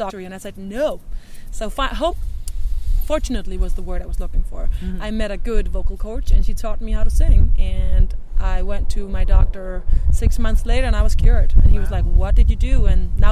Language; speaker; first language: English; non-native, fluent; Danish